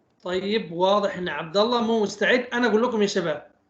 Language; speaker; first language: Arabic; native; Arabic